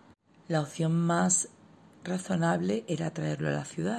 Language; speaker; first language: Spanish; native; Spanish